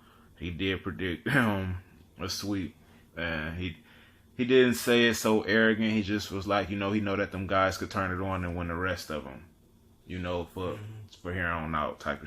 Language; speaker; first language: English; native; English